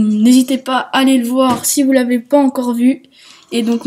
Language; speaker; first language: French; native; French